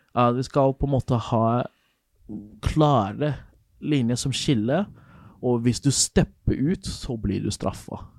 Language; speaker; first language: Norwegian; non-native, fluent; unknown